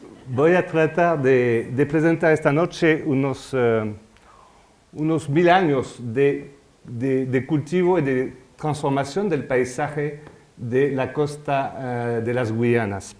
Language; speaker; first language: Spanish; non-native, fluent; French